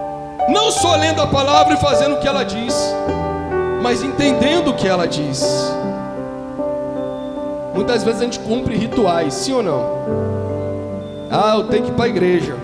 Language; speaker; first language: Portuguese; native; Portuguese